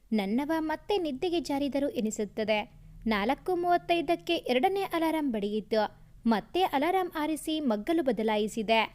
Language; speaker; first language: Kannada; native; Kannada